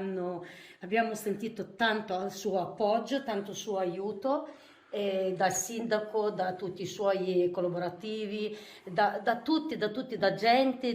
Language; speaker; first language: Italian; non-native, fluent; Ukrainian